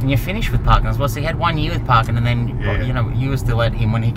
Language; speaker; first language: English; native; English